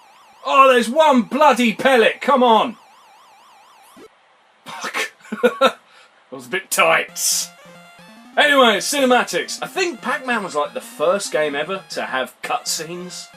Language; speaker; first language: English; native; English